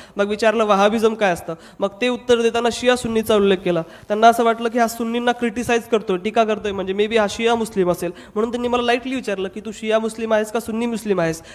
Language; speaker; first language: Marathi; non-native, local second language; Hindi